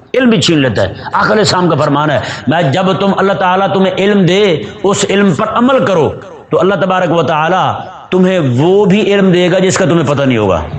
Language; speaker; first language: Urdu; non-native, local second language; Punjabi